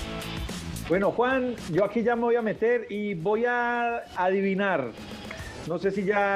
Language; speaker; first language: Spanish; native; Spanish